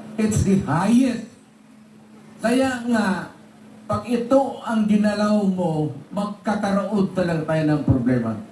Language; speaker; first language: Filipino; non-native, local second language; Cebuano